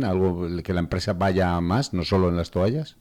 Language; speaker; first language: Spanish; native; Spanish